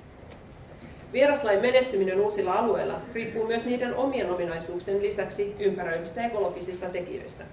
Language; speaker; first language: Finnish; native; Finnish